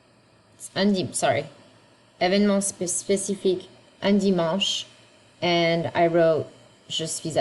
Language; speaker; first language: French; non-native, fluent; English